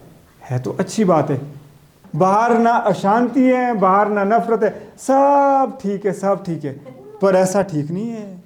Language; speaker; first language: Hindi; native; Hindi